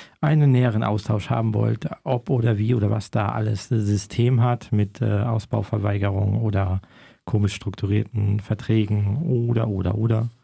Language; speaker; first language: German; native; German